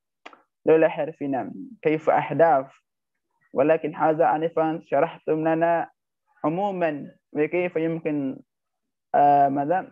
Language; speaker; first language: Arabic; non-native, learner; Indonesian